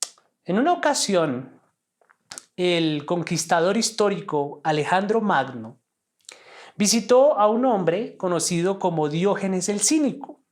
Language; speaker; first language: Spanish; native; Spanish